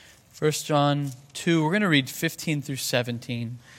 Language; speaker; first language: English; native; English